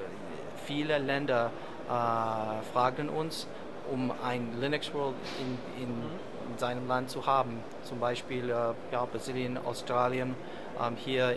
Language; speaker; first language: German; non-native, learner; English